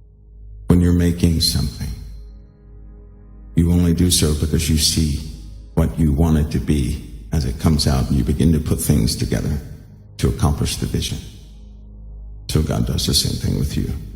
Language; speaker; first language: English; native; English